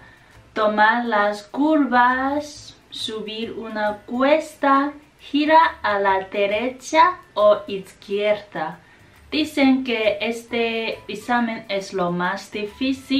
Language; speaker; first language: Spanish; non-native, fluent; Chinese